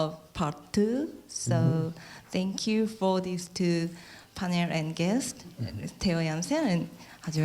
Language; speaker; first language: English; non-native, learner; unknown